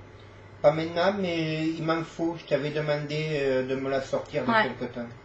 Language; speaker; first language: French; native; French